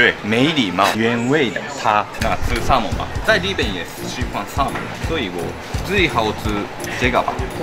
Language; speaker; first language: Chinese; non-native, learner; Japanese